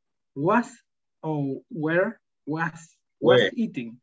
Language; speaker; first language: English; non-native, learner; Spanish